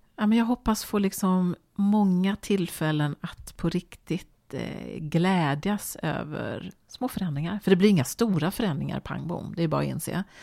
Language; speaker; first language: Swedish; native; Swedish